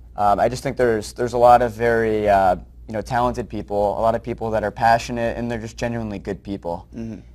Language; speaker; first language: English; native; English